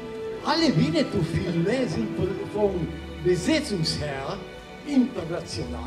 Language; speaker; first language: German; non-native, fluent; Slovenian